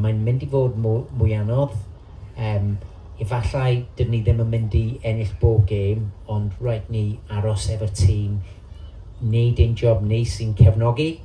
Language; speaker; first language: Welsh; non-native, local second language; English